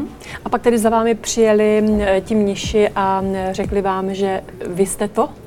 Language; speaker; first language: Czech; native; Czech